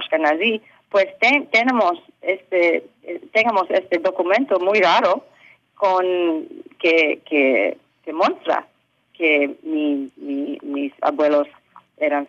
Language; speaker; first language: Spanish; early bilingual, heritage; English